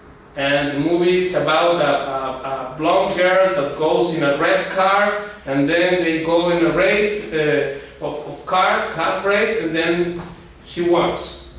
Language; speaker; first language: English; non-native, fluent; Spanish